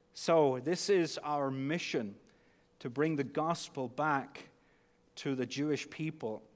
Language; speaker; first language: English; native; English